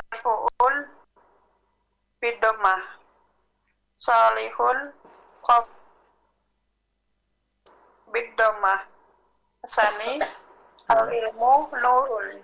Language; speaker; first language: Arabic; non-native, learner; Indonesian